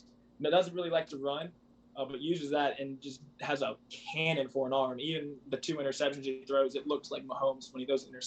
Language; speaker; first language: English; native; English